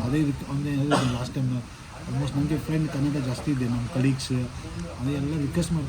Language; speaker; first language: Kannada; non-native, local second language; Tibetan